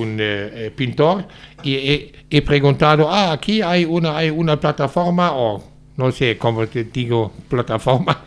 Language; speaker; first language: Spanish; non-native, fluent; German